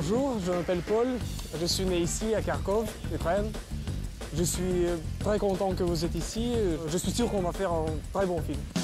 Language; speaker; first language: French; non-native, fluent; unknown